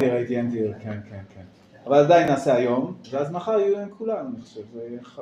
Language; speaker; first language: Hebrew; non-native, fluent; English